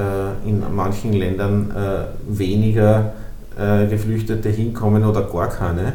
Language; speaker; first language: German; native; German